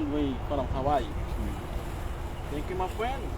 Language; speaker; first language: English; non-native, local second language; Filipino